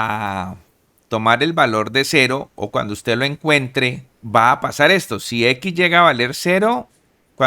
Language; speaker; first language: Spanish; native; Spanish